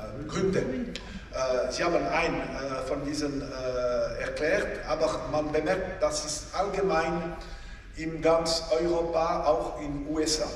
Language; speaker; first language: German; non-native, local second language; French